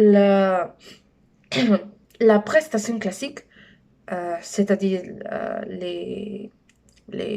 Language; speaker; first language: French; non-native, learner; Spanish